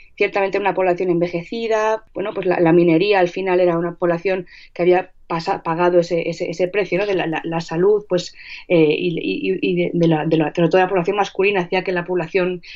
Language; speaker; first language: Spanish; non-native, fluent; Russian